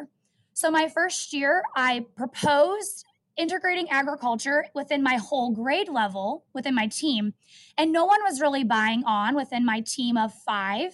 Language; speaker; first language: English; native; English